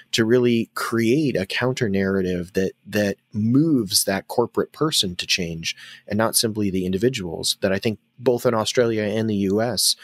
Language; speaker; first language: English; native; English